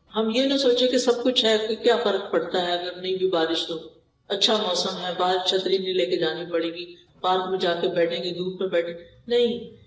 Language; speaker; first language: Urdu; native; Urdu